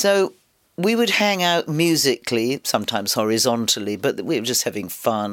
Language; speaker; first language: English; native; English